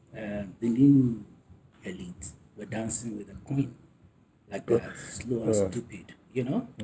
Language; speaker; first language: English; non-native, local second language; Yoruba